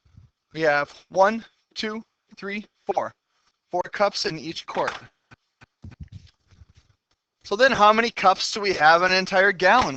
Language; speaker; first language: English; native; English